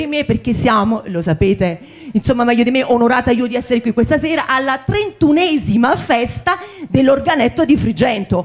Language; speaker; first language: Italian; native; Italian